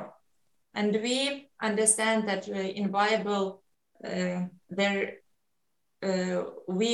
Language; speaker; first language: English; non-native, learner; Ukrainian